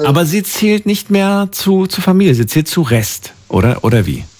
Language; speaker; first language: German; native; German